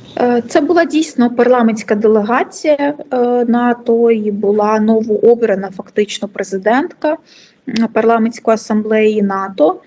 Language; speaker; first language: Ukrainian; non-native, local second language; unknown